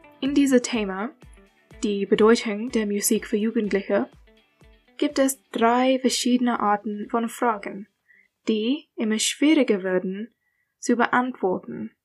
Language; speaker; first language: German; non-native, learner; English